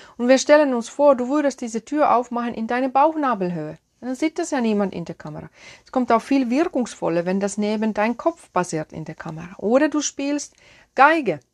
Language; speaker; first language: German; non-native, fluent; Finnish